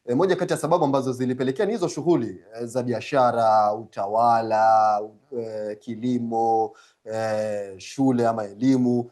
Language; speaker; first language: Swahili; native; Swahili